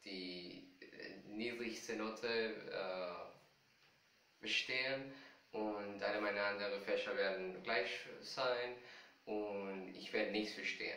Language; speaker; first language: German; non-native, fluent; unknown